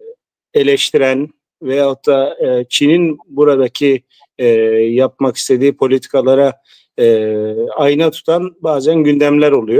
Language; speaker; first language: Turkish; early bilingual, heritage; Turkish